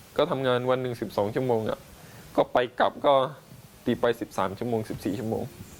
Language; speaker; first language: Thai; non-native, local second language; Pattani Malay